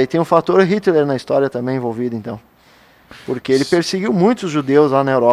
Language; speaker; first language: Portuguese; native; Portuguese